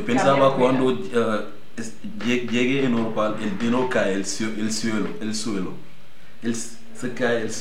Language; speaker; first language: Spanish; non-native, learner; Wolof